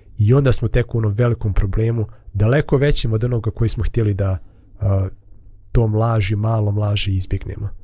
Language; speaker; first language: Bosnian; native; Bosnian